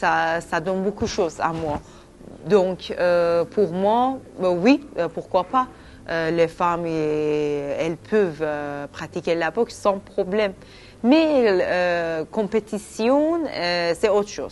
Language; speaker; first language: French; non-native, fluent; Persian